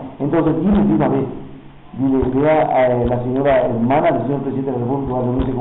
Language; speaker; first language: Spanish; native; Spanish